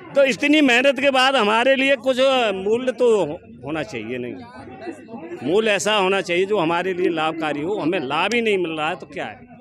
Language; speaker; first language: Hindi; native; Hindi